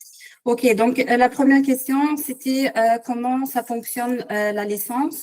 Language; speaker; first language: French; non-native, fluent; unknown